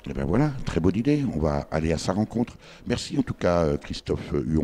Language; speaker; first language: French; native; French